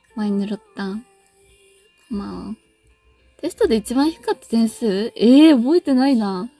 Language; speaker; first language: Korean; non-native, fluent; Japanese